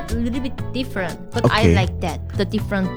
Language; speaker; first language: English; non-native, learner; Korean